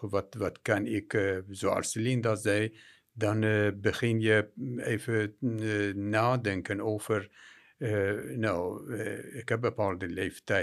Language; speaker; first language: Dutch; non-native, fluent; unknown